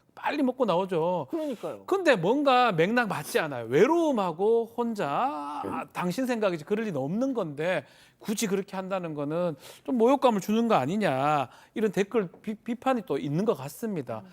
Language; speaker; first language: Korean; native; Korean